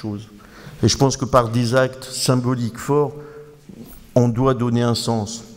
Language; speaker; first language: French; native; French